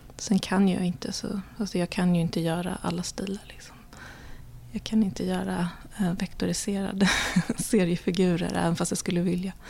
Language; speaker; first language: Swedish; native; Swedish